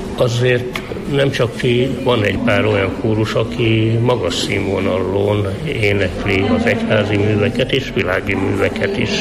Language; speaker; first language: Hungarian; native; Hungarian